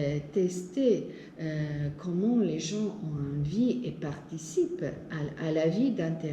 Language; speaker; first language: French; non-native, fluent; Italian